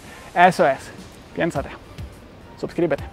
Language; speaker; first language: Spanish; non-native, learner; Ukrainian